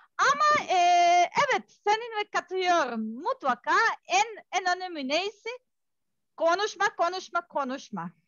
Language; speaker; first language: Turkish; non-native, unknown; Serbian